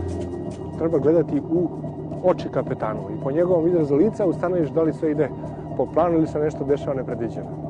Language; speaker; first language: Serbian; native; Serbian